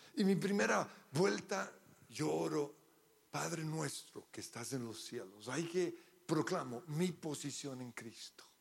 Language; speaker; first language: Spanish; early bilingual, other home language; English